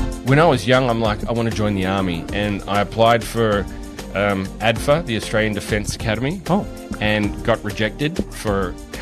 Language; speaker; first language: English; native; English